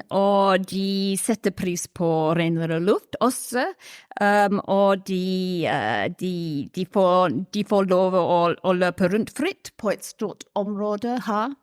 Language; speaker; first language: Norwegian; non-native, fluent; English